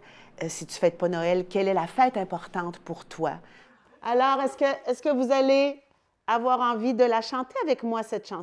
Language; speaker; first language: French; native; French